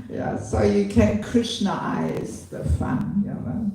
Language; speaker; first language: English; non-native, fluent; German